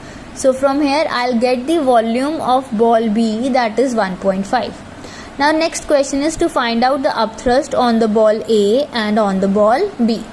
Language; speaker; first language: English; non-native, local second language; Hindi